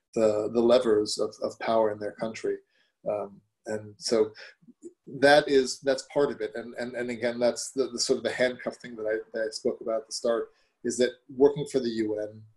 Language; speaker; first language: English; early bilingual, other home language; German